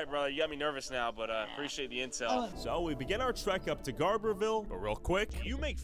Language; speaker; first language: English; native; English